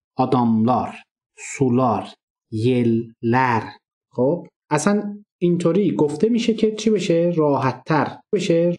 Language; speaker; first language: Persian; non-native, local second language; Azerbaijani